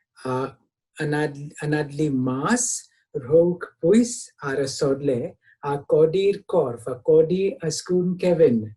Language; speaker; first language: Welsh; non-native, fluent; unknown